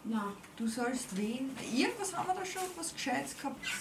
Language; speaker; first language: German; native; German